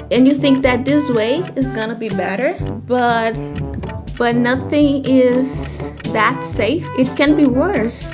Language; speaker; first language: English; non-native, fluent; Portuguese